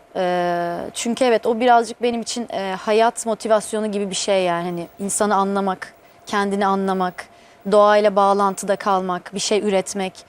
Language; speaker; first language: Turkish; native; Turkish